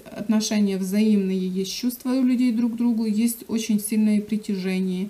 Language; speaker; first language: Russian; native; Russian